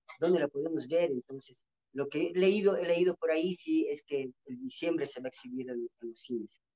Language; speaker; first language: Spanish; non-native, local second language; Quechua